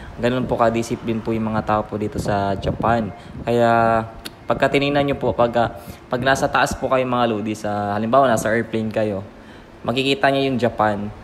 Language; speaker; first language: Filipino; native; Filipino